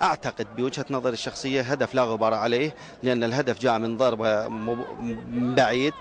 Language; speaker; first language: Arabic; native; Arabic